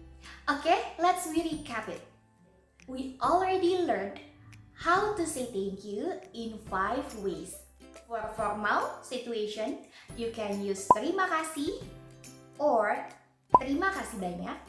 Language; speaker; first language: English; non-native, fluent; Indonesian